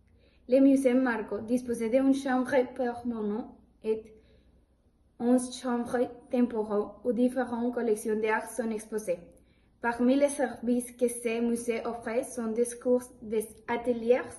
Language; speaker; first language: French; non-native, learner; Spanish